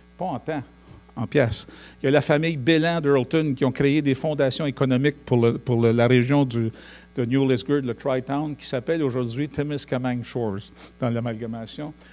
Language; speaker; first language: French; native; French